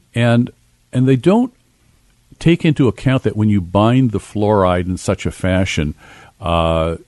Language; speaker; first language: English; native; English